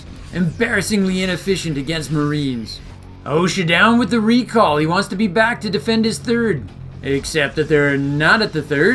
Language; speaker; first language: English; native; English